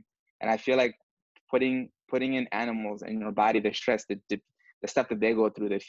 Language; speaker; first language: English; non-native, fluent; Bambara